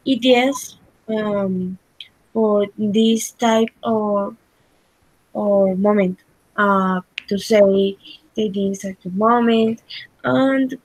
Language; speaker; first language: English; non-native, learner; Spanish